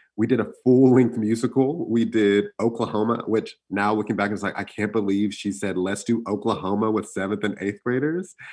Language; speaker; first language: English; native; English